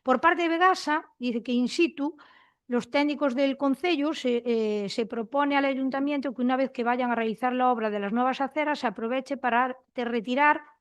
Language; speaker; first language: Spanish; non-native, local second language; Galician